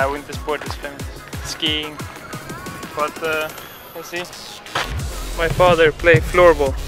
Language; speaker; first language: English; non-native, fluent; Swedish